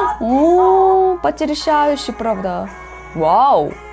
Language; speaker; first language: Russian; non-native, learner; Korean